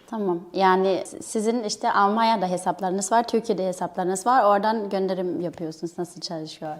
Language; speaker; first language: Turkish; early bilingual, heritage; Turkish